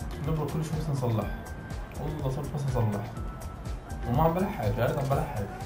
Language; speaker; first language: Arabic; native; Arabic